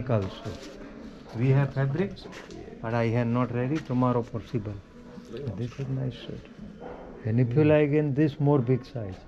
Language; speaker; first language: English; non-native, learner; Hindi